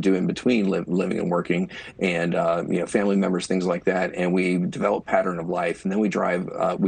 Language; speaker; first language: English; native; English